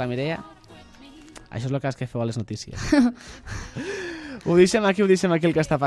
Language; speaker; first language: Catalan; native; Catalan